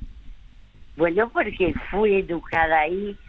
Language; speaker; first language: Spanish; early bilingual, other home language; French